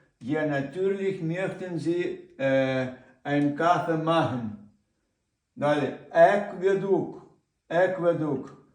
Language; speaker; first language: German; non-native, learner; Ukrainian